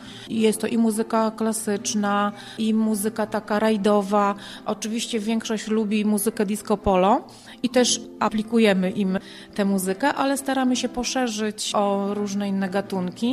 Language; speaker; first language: Polish; native; Polish